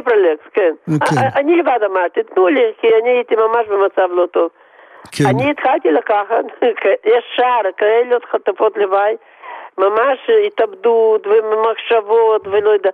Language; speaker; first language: Hebrew; non-native, fluent; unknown